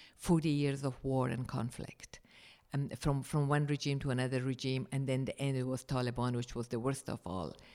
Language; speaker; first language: English; non-native, fluent; Persian